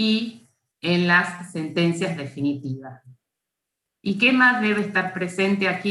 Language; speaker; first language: Spanish; native; Spanish